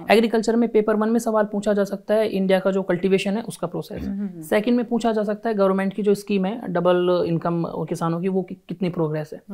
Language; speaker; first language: Hindi; native; Hindi